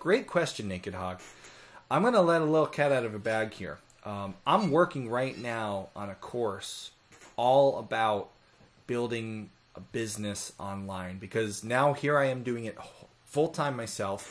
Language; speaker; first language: English; native; English